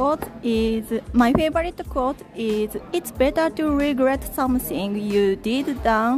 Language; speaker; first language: English; non-native, learner; Japanese